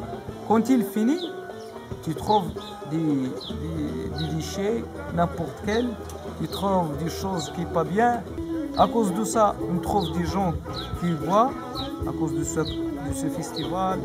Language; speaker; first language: French; non-native, learner; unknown